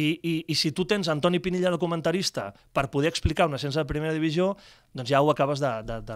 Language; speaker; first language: Catalan; native; Catalan